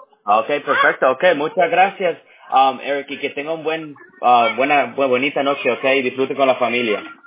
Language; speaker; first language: Spanish; native; Spanish